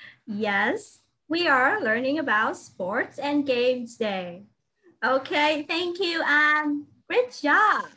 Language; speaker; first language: English; non-native, fluent; Vietnamese